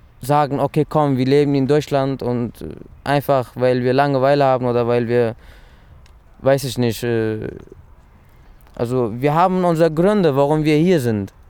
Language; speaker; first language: German; early bilingual, other home language; Persian